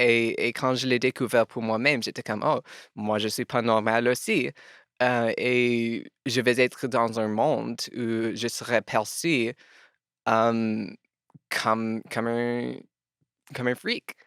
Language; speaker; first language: French; non-native, local second language; English